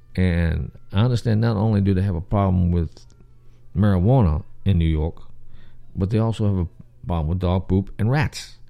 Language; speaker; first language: English; native; English